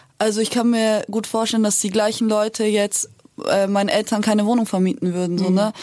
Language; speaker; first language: German; early bilingual, other home language; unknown